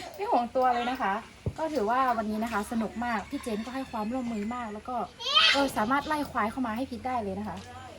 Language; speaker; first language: Thai; non-native, local second language; Western Kayah